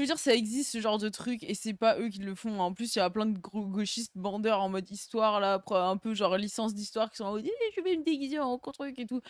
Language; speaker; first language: French; native; French